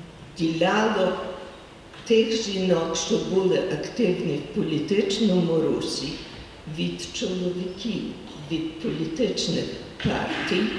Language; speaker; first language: Ukrainian; early bilingual, heritage; Ukrainian